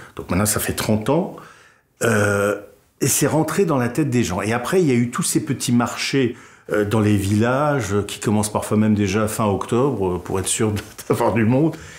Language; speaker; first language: French; native; French